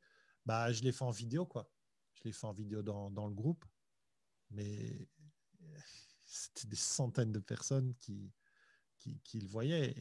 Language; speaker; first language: French; native; French